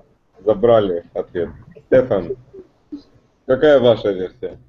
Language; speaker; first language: Russian; native; Russian